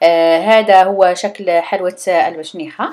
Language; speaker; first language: Arabic; native; Arabic